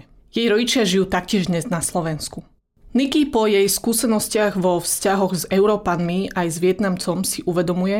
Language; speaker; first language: Slovak; early bilingual, other home language; Vietnamese